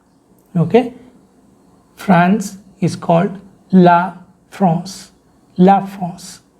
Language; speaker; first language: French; non-native, fluent; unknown